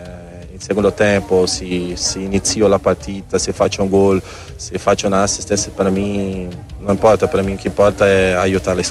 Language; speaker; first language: Italian; non-native, learner; Portuguese